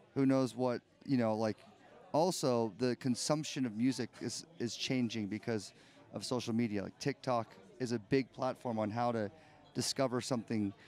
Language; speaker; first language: English; native; English